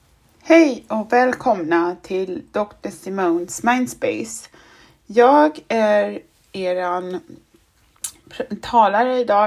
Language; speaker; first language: Swedish; non-native, fluent; German